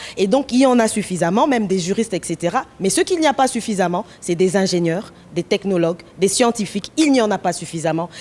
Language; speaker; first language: French; non-native, local second language; Lingala